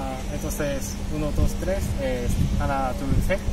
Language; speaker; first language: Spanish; non-native, learner; Korean